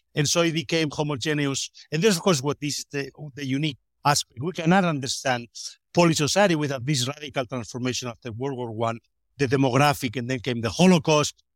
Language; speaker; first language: English; non-native, fluent; Spanish